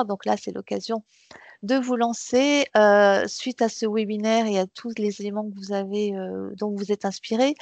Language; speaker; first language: French; native; French